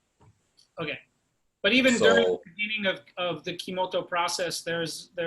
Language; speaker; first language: English; native; English